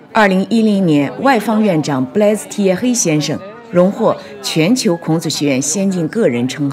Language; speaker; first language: Chinese; native; Chinese